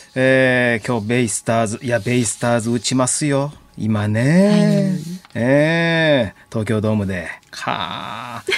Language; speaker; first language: Japanese; native; Japanese